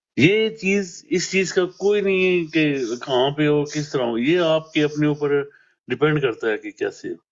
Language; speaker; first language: Urdu; non-native, local second language; Punjabi